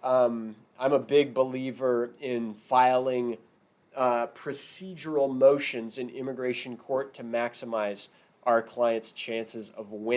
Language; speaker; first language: English; native; English